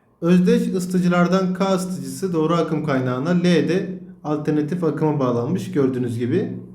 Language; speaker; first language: Turkish; native; Turkish